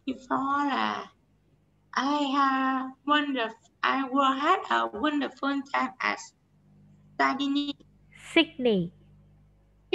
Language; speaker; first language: English; non-native, learner; Vietnamese